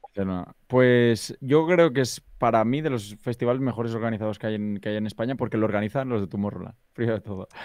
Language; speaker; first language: Spanish; native; Spanish